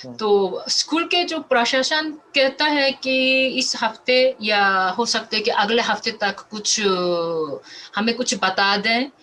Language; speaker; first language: Hindi; non-native, fluent; Korean